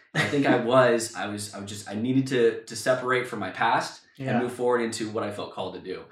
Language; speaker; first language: English; native; English